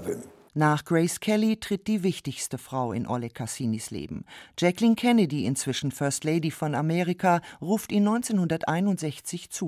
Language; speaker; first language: German; native; German